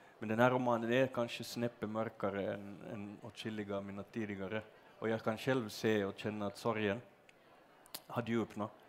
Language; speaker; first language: Swedish; native; Swedish